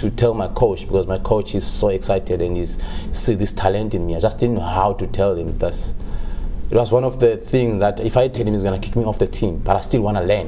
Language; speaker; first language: English; non-native, local second language; Xhosa